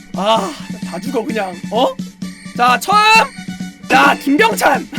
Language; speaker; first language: Korean; native; Korean